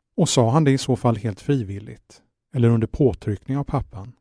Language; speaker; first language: Swedish; native; Swedish